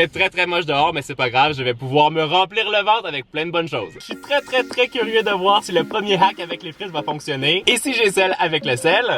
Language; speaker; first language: French; native; French